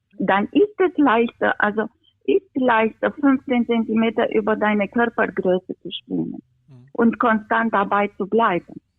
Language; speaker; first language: German; non-native, fluent; Romanian